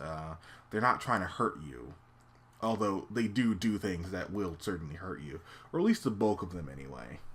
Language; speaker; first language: English; native; English